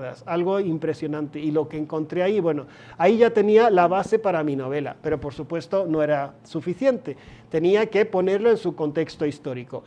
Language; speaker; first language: Spanish; non-native, fluent; Swedish